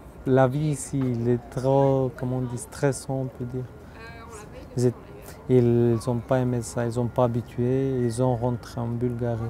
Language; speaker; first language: French; non-native, fluent; Bulgarian